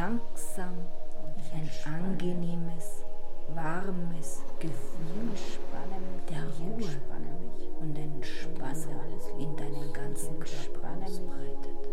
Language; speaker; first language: German; native; German